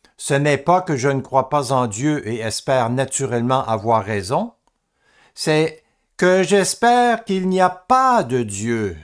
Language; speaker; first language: French; native; French